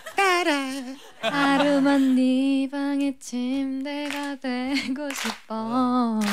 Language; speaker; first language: Korean; native; Korean